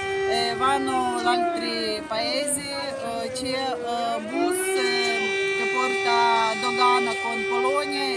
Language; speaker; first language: Italian; non-native, learner; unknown